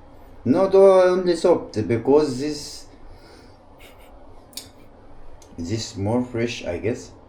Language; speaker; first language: English; non-native, learner; Arabic